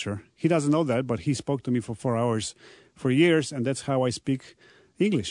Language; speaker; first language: English; non-native, fluent; Polish